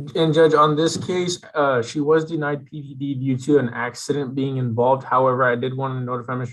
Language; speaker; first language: English; native; English